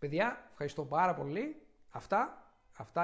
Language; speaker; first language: Greek; non-native, fluent; Italian